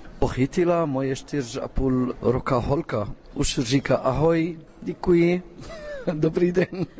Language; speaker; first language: Czech; non-native, fluent; Arabic